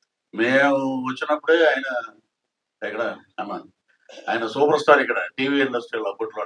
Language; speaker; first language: Telugu; native; Telugu